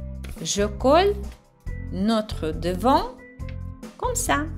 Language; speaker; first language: French; non-native, fluent; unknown